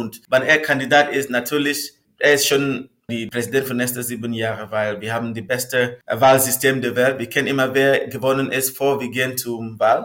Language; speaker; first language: German; non-native, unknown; Northern Sotho